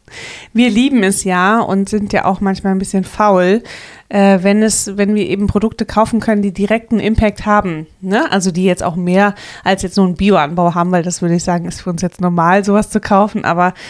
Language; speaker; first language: German; native; German